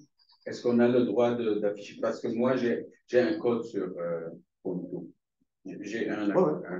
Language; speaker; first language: French; non-native, fluent; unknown